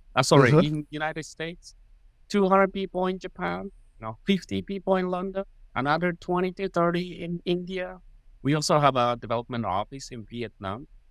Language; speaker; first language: English; non-native, fluent; Japanese